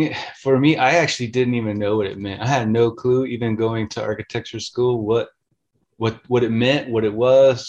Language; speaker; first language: English; native; English